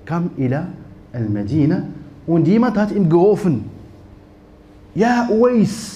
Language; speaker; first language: German; non-native, fluent; Arabic